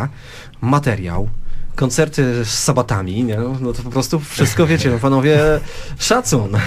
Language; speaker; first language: Polish; native; Polish